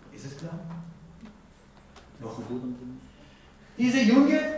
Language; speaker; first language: German; non-native, learner; Persian